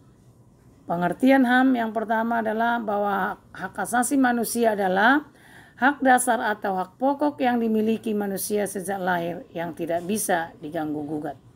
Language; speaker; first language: Indonesian; native; Indonesian